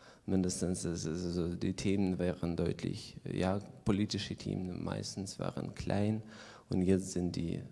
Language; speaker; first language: German; non-native, fluent; Russian